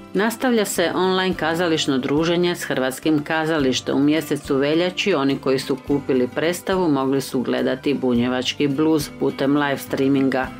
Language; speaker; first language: Croatian; early bilingual, heritage; Croatian